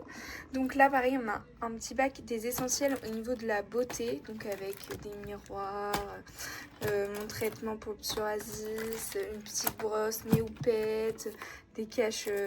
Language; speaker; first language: French; native; French